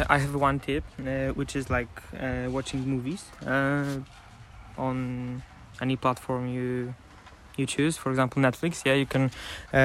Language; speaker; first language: English; non-native, learner; Ukrainian